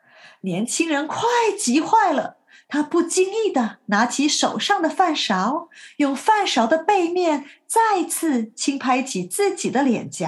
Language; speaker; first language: Chinese; native; Chinese